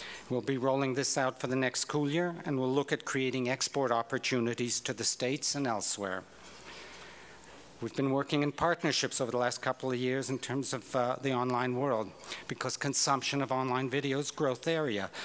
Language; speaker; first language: English; native; English